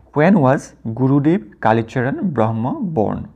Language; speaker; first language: English; non-native, local second language; Assamese